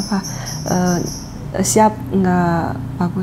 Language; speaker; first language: Indonesian; non-native, learner; Chinese